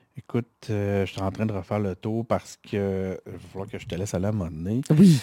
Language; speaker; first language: French; native; French